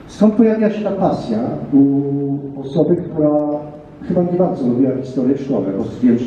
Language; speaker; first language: Polish; native; Polish